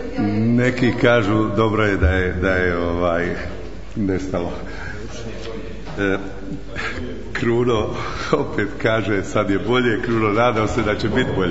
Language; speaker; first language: Croatian; native; Croatian